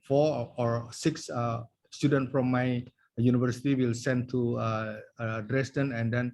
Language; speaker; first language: English; non-native, learner; Indonesian